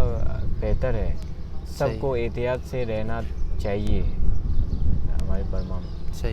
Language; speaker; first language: Hindi; non-native, learner; Burmese